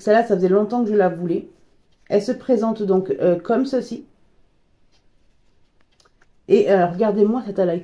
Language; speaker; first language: French; native; French